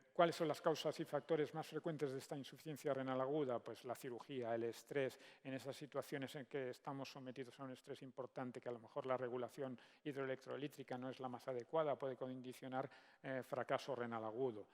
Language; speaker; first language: Spanish; native; Spanish